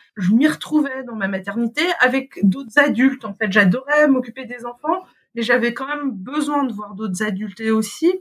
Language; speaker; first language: French; native; French